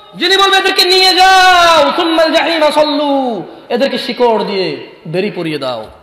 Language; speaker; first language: Bangla; early bilingual, heritage; Bangla